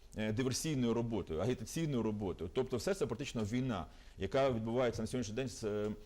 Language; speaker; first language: Ukrainian; native; Ukrainian